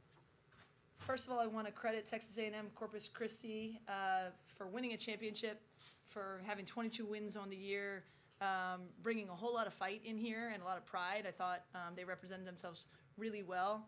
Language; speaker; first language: English; native; English